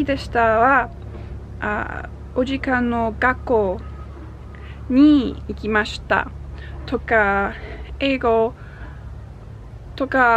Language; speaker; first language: Japanese; non-native, learner; English